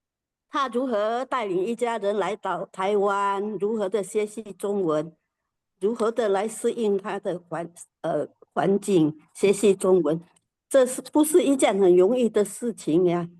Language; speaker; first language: Chinese; early bilingual, heritage; Chinese